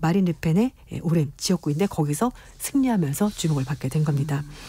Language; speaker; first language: Korean; native; Korean